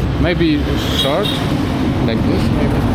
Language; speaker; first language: English; non-native, learner; Polish